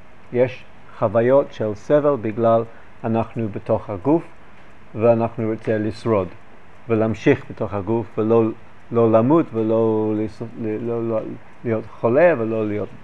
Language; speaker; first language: Hebrew; non-native, fluent; English